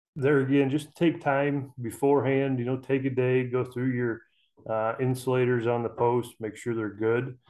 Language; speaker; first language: English; native; English